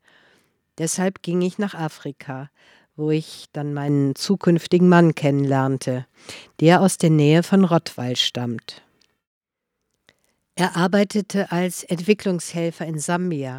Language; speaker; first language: German; non-native, fluent; Dutch